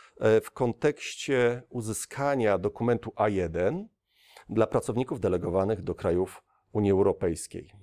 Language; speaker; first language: Polish; native; Polish